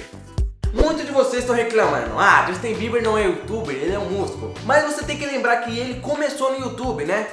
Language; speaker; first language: Portuguese; native; Portuguese